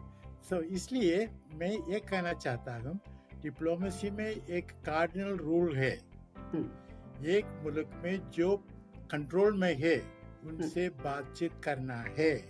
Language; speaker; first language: Hindi; non-native, local second language; Malayalam